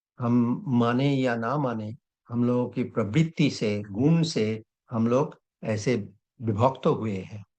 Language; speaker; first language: Hindi; non-native, local second language; Bangla